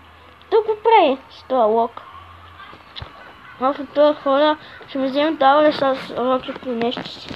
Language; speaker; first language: Bulgarian; native; Bulgarian